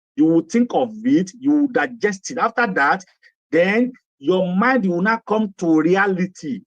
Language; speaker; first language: English; non-native, local second language; Yoruba